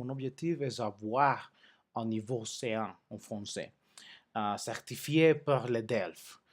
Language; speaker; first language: French; non-native, learner; Spanish